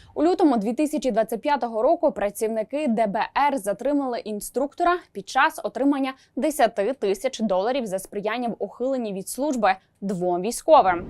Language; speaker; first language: Ukrainian; native; Ukrainian